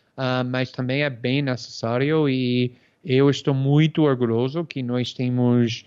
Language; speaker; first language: Portuguese; non-native, fluent; English